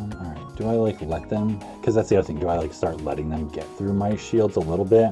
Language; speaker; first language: English; native; English